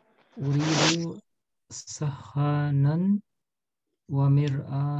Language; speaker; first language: Arabic; non-native, learner; German